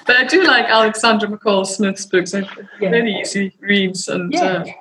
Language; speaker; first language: English; native; English